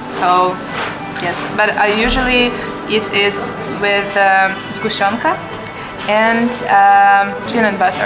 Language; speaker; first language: English; non-native, fluent; Russian